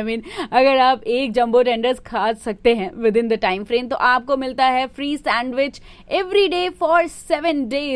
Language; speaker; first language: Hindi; native; Hindi